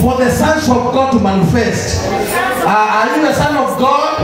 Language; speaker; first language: English; non-native, local second language; Swahili